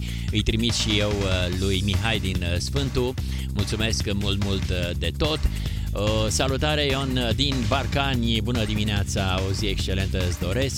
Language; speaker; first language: Romanian; native; Romanian